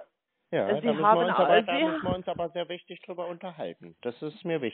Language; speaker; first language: German; native; German